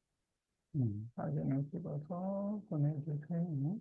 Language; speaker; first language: Korean; native; Korean